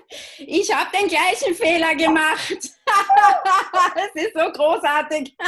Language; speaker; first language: German; native; German